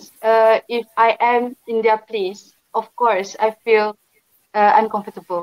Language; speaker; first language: English; non-native, local second language; Malay